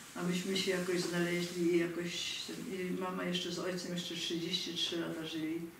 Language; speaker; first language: Polish; native; Polish